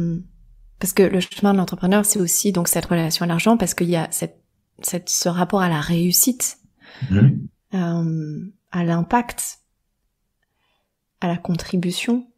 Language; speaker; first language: French; native; French